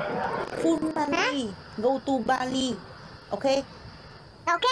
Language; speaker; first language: English; non-native, learner; Vietnamese